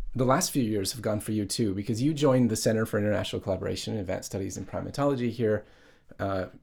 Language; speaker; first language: English; native; English